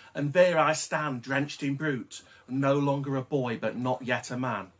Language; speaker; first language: English; native; English